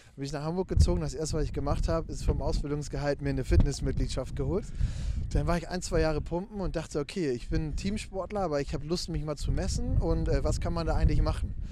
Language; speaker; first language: German; native; German